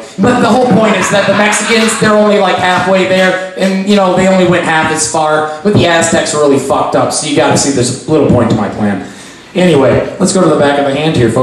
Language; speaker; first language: English; native; English